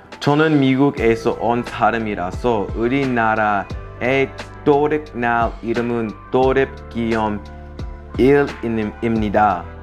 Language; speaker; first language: Korean; non-native, learner; English